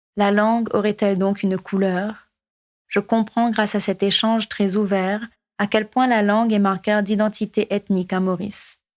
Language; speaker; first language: French; non-native, local second language; Morisyen